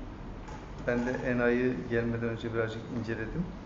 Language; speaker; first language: Turkish; native; Turkish